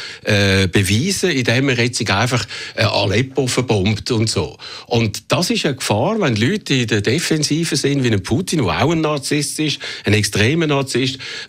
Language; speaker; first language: German; native; German